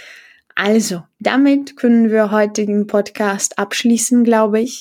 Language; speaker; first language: German; non-native, fluent; Czech